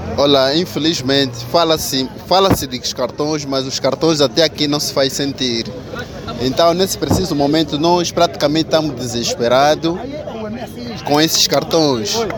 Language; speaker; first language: Portuguese; native; Portuguese